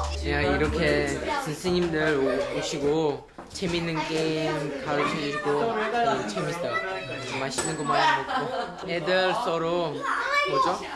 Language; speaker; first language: Korean; early bilingual, other home language; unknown